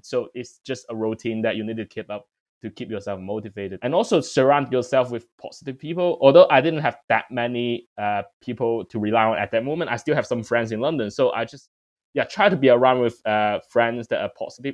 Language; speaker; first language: English; non-native, local second language; Cantonese